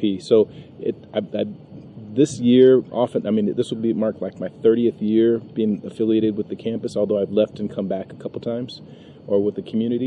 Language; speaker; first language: English; native; English